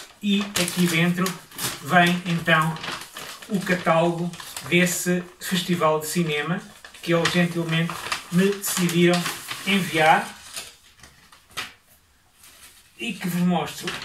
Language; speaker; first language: Portuguese; native; Portuguese